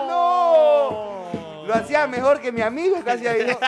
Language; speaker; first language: Spanish; native; Spanish